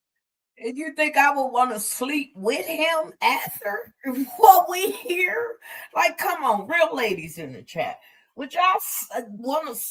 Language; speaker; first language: English; native; English